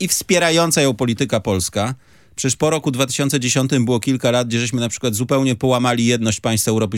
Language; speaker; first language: Polish; native; Polish